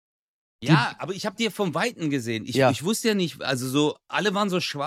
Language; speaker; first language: German; early bilingual, other home language; Turkish